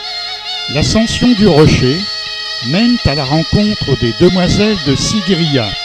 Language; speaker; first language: French; native; French